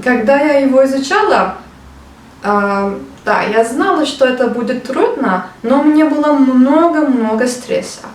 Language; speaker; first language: Russian; non-native, learner; Turkish